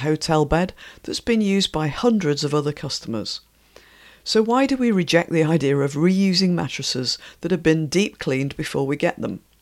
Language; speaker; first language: English; native; English